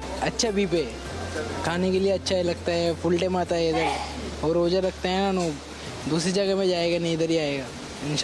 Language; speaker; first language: Hindi; non-native, local second language; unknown